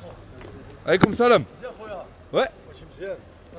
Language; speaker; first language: French; native; French